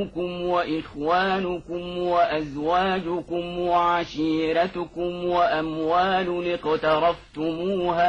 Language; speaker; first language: Arabic; native; Arabic